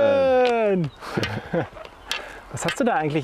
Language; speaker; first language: German; native; German